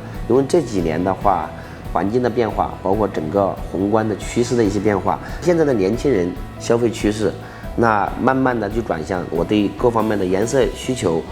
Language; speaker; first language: Chinese; native; Chinese